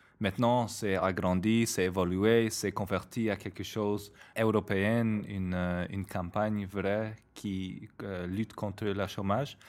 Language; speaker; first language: French; non-native, fluent; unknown